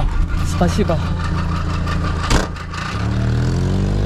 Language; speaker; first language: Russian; non-native, learner; Korean